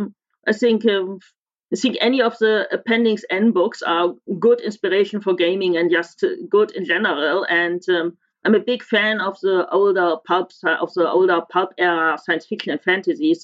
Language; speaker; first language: English; non-native, fluent; German